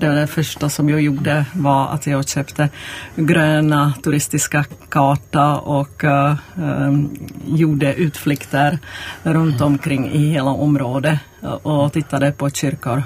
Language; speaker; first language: Swedish; non-native, fluent; Czech